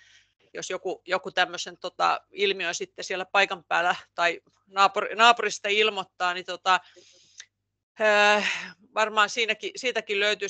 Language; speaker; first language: Finnish; native; Finnish